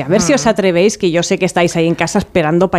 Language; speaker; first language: Spanish; native; Spanish